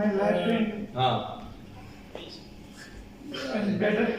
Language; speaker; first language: English; non-native, learner; Gujarati